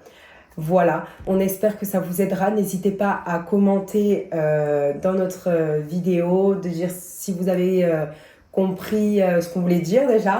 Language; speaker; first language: French; native; French